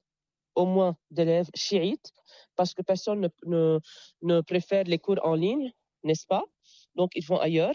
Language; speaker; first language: French; non-native, local second language; Arabic